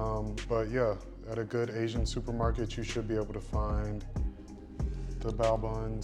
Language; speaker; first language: English; native; English